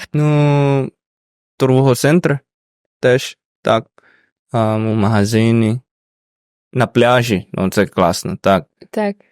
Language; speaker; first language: Ukrainian; non-native, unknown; Indonesian